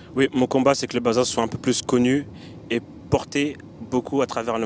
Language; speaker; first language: French; early bilingual, other home language; Bambara